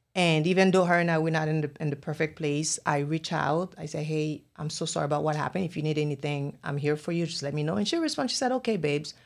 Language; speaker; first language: English; non-native, fluent; Haitian Creole